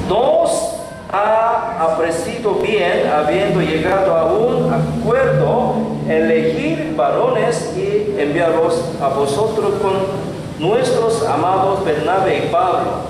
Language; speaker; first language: Spanish; non-native, learner; Korean